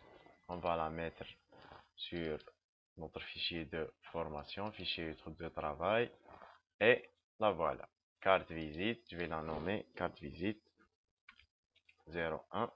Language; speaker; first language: French; non-native, local second language; Arabic